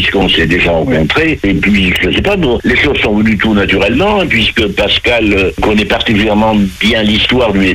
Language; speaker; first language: French; native; French